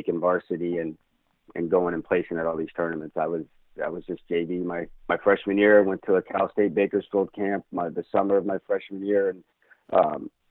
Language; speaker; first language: English; native; English